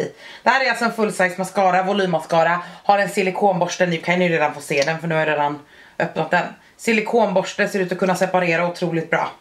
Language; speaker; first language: Swedish; native; Swedish